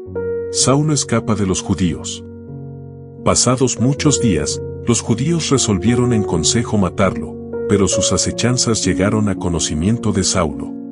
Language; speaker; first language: Spanish; native; Spanish